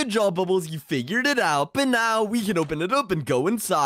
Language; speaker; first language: English; native; English